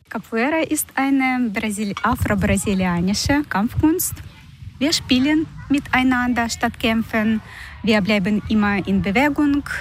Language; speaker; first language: German; non-native, fluent; Portuguese